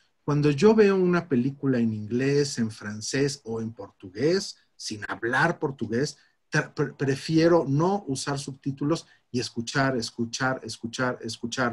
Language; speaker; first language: Spanish; native; Spanish